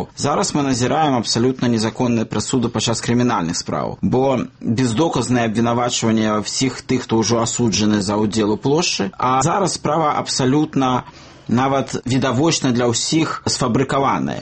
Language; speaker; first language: Belarusian; native; Belarusian